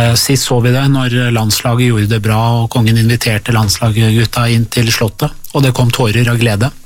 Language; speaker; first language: Norwegian; early bilingual, other home language; Persian